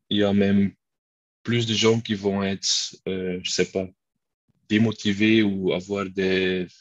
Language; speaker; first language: French; non-native, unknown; Dutch